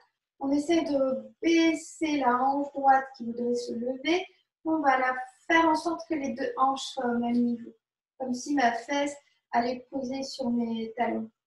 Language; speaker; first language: French; native; French